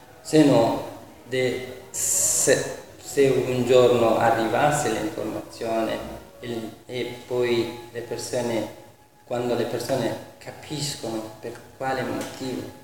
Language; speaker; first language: Italian; non-native, fluent; Persian